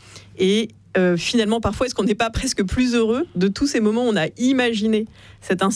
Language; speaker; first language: French; native; French